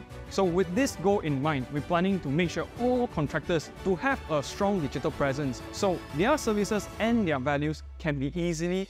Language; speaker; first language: English; non-native, local second language; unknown